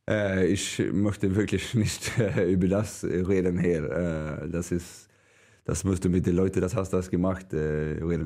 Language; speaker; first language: German; non-native, learner; Swedish